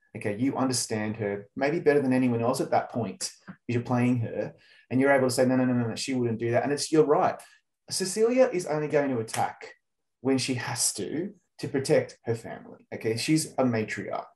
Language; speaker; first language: English; native; English